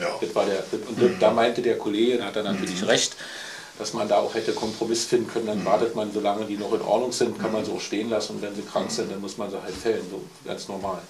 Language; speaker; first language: German; native; German